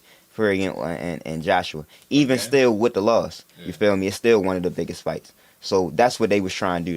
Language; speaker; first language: English; native; English